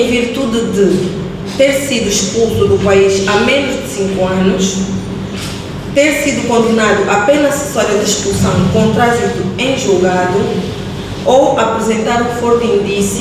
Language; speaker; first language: Portuguese; native; Portuguese